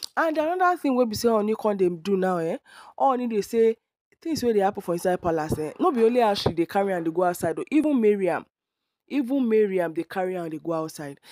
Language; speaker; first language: Nigerian Pidgin; non-native, local second language; Yoruba